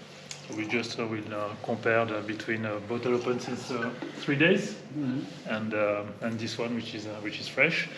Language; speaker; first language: English; non-native, fluent; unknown